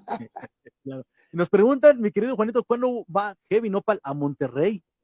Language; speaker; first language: Spanish; native; Spanish